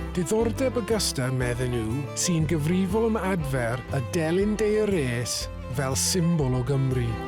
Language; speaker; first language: Welsh; non-native, local second language; English